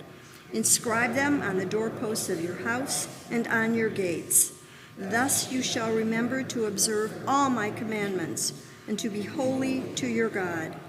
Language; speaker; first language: English; native; English